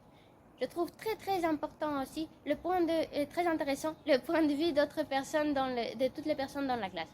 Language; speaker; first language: French; non-native, fluent; Spanish